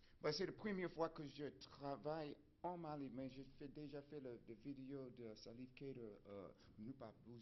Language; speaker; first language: French; non-native, fluent; English